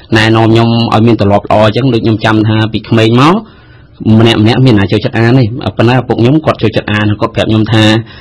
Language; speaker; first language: Khmer; native; Khmer